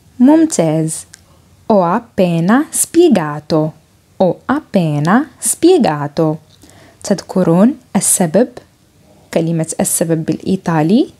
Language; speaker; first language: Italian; non-native, fluent; Arabic